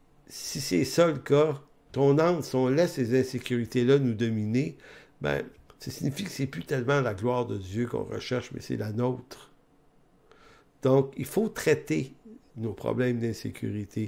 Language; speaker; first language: French; native; French